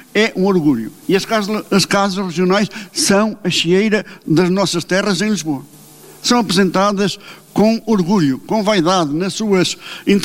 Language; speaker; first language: Portuguese; native; Portuguese